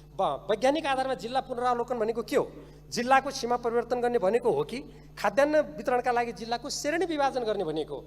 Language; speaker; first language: Nepali; native; Nepali